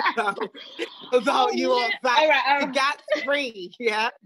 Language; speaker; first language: English; native; English